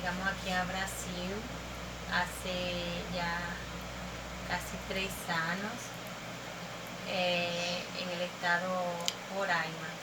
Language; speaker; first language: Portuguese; non-native, learner; Spanish